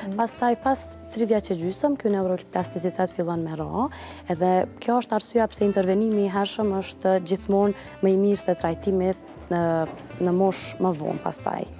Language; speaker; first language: Albanian; native; Albanian